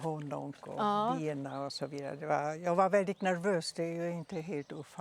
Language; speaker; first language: Swedish; non-native, fluent; German